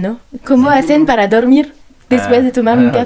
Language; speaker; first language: Spanish; non-native, learner; French